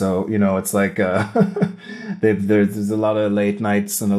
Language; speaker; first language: English; native; English